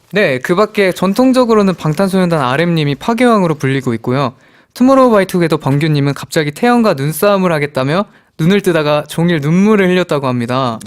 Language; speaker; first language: Korean; native; Korean